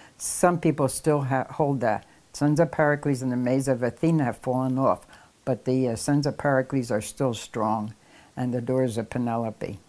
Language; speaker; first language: English; native; English